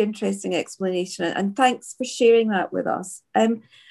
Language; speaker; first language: English; native; English